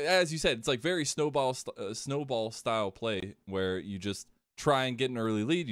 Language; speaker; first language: English; native; English